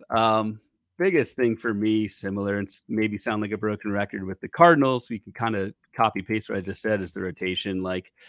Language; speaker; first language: English; native; English